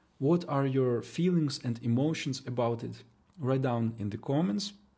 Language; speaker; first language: English; non-native, fluent; Ukrainian